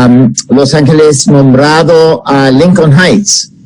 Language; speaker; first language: Spanish; non-native, fluent; English